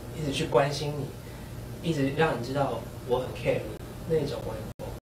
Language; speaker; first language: Chinese; native; Chinese